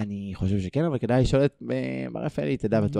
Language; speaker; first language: Hebrew; native; Hebrew